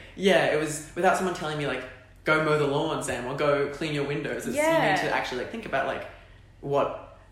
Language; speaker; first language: English; native; English